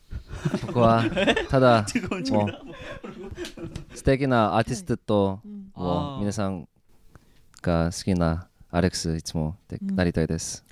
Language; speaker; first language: Japanese; non-native, learner; Korean